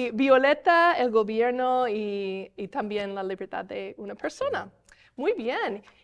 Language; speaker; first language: Spanish; non-native, learner; English